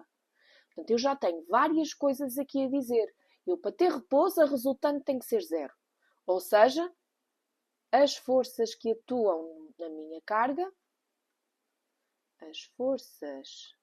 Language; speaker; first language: Portuguese; native; Portuguese